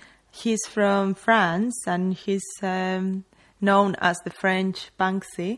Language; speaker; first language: English; non-native, fluent; Spanish